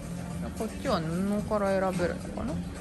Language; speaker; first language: Japanese; native; Japanese